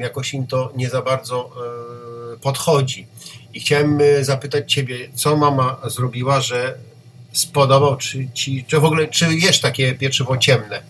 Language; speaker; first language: Polish; native; Polish